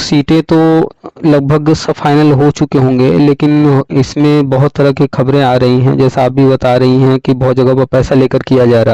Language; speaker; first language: Hindi; native; Hindi